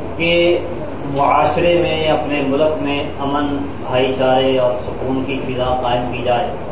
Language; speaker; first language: Urdu; non-native, local second language; Punjabi